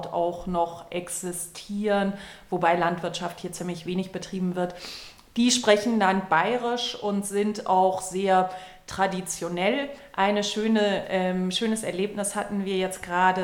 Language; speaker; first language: German; native; German